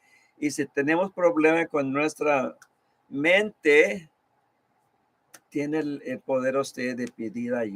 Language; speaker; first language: Spanish; early bilingual, heritage; Spanish